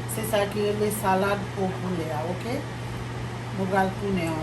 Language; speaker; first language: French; non-native, local second language; Haitian Creole